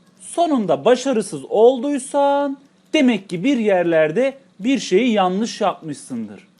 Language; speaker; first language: Turkish; native; Turkish